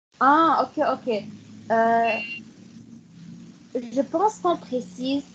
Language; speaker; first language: French; non-native, learner; Arabic